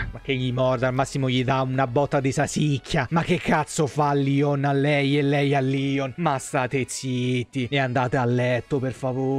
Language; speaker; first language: Italian; native; Italian